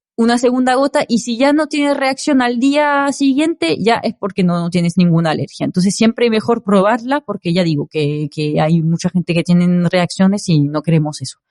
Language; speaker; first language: Spanish; non-native, fluent; French